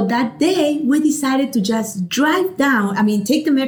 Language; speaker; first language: English; non-native, fluent; Spanish